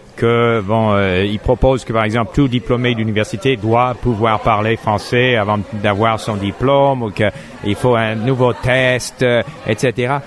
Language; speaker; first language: French; non-native, fluent; English